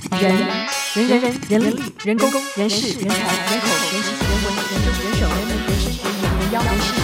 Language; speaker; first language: Chinese; native; Chinese